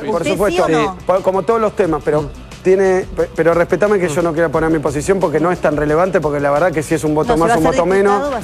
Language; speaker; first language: Spanish; native; Spanish